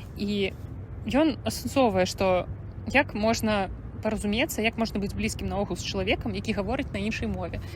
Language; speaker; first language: Belarusian; non-native, local second language; Russian